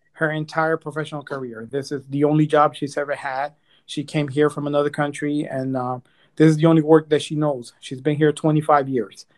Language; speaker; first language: English; early bilingual, other home language; Spanish